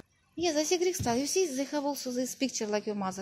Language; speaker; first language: English; non-native, learner; Russian